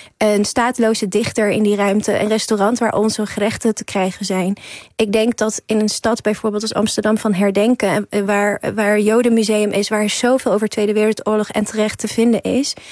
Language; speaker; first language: Dutch; early bilingual, other home language; Persian